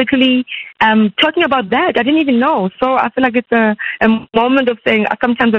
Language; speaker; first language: English; non-native, local second language; Xhosa